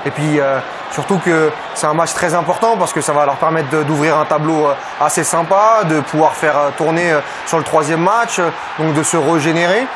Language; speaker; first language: French; native; French